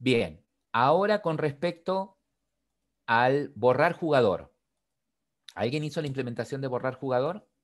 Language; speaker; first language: Spanish; native; Spanish